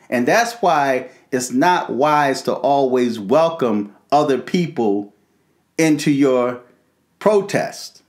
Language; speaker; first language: English; native; English